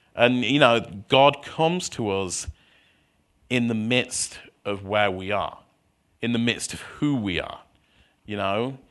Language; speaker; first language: English; native; English